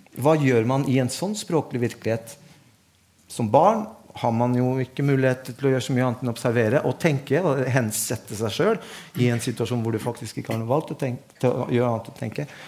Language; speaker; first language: Norwegian; native; Norwegian